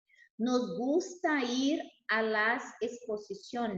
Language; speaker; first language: Spanish; non-native, fluent; Portuguese